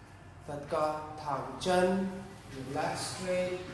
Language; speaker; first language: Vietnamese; non-native, learner; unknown